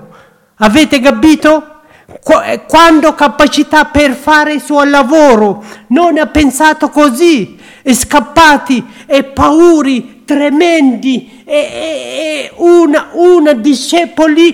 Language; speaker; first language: Italian; non-native, learner; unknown